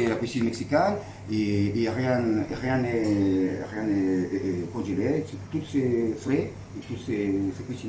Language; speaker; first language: French; non-native, fluent; Spanish